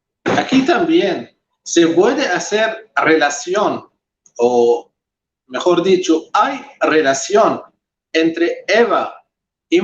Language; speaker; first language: Spanish; non-native, fluent; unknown